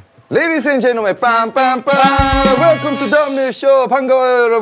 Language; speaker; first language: English; early bilingual, other home language; Korean